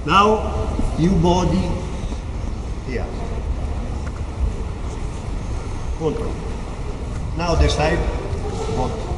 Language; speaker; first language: English; non-native, learner; Italian